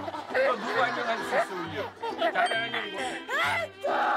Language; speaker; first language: Korean; non-native, fluent; English